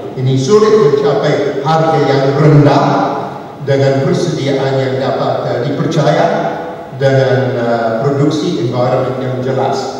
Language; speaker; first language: Malay; non-native, fluent; English